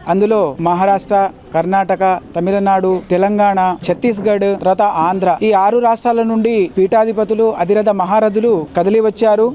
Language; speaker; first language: Telugu; non-native, local second language; Lambadi